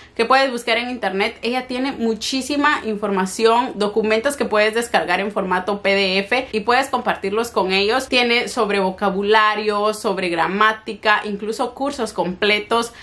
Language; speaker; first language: Spanish; native; Spanish